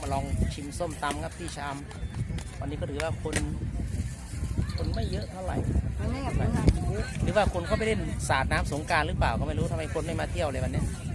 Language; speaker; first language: Thai; native; Thai